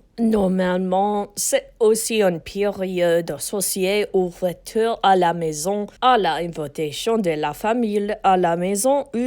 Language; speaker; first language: French; non-native, learner; English